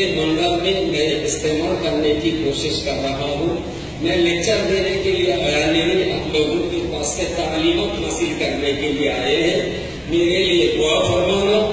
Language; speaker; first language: Urdu; non-native, local second language; Bangla